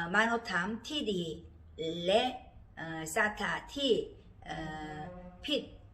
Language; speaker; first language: Thai; non-native, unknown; Korean